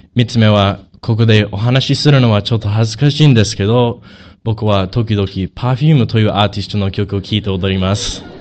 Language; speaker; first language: Japanese; non-native, learner; English